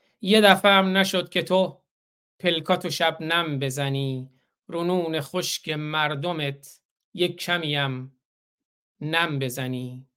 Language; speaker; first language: Persian; native; Persian